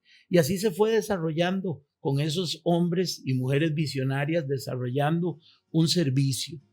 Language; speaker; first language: Spanish; native; Spanish